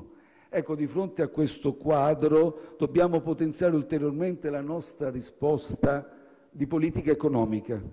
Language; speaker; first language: Italian; native; Italian